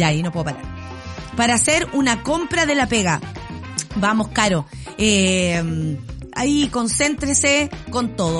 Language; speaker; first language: Spanish; native; Spanish